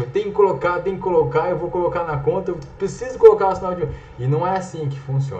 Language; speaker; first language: Portuguese; native; Portuguese